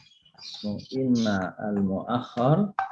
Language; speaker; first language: Arabic; non-native, fluent; Indonesian